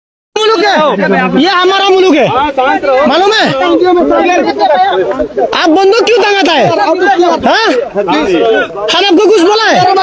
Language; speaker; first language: Hindi; non-native, learner; Bangla